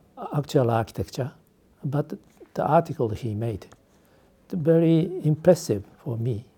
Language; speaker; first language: English; non-native, learner; Japanese